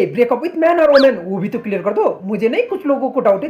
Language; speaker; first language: Hindi; native; Hindi